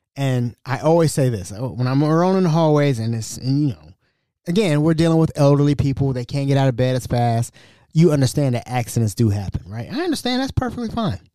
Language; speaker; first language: English; native; English